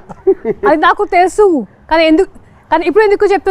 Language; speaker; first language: Telugu; non-native, fluent; Hindi